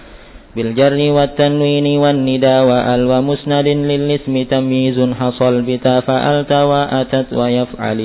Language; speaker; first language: Arabic; non-native, learner; Indonesian